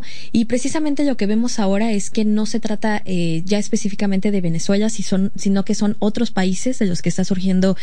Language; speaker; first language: Spanish; native; Spanish